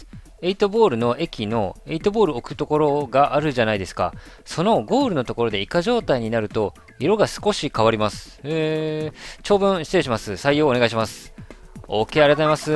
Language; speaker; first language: Japanese; native; Japanese